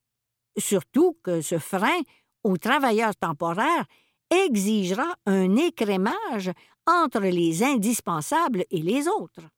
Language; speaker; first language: French; native; French